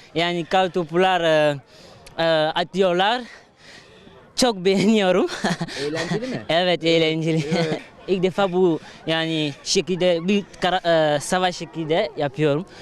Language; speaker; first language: Turkish; non-native, learner; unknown